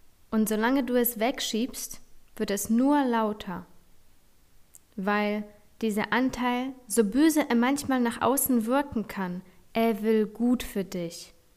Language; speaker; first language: German; non-native, fluent; Polish